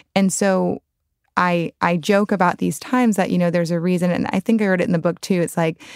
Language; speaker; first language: English; native; English